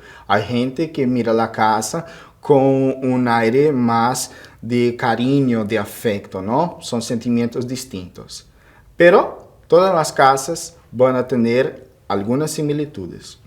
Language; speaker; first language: Spanish; non-native, fluent; Portuguese